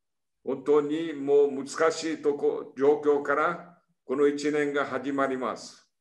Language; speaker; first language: Japanese; early bilingual, heritage; Portuguese